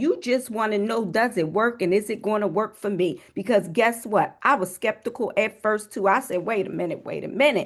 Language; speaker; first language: English; native; English